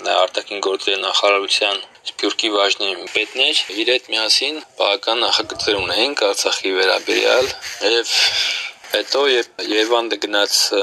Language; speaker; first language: Armenian; early bilingual, heritage; Armenian